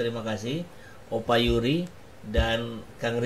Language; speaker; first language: Indonesian; native; Indonesian